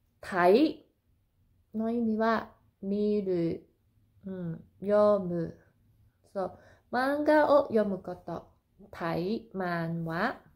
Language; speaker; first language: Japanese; non-native, fluent; Cantonese